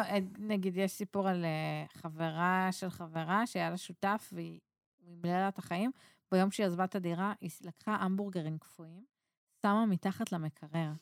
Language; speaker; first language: Hebrew; native; Hebrew